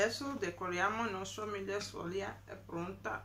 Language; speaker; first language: Italian; non-native, learner; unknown